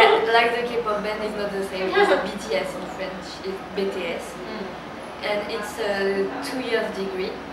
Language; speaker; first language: English; non-native, learner; French